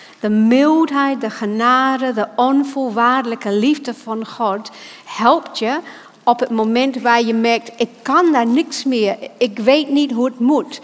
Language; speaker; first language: Dutch; non-native, fluent; English